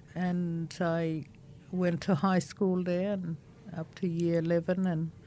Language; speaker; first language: English; non-native, local second language; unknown